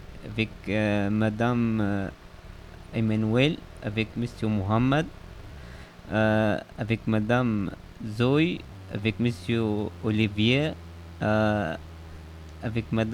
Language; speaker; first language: French; non-native, learner; Arabic